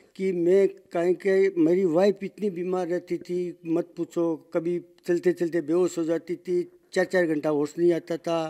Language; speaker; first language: Hindi; native; Hindi